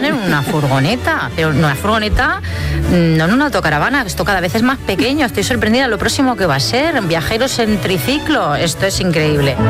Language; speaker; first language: Spanish; native; Spanish